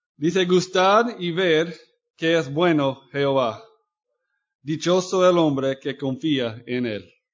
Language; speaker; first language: Spanish; non-native, fluent; English